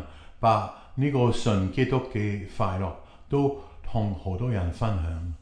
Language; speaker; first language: Chinese; non-native, fluent; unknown